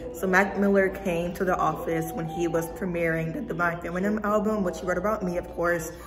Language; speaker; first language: English; native; English